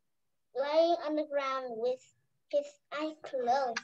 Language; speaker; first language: English; non-native, learner; Vietnamese